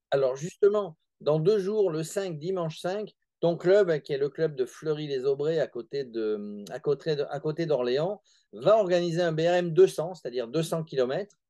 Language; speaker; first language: French; native; French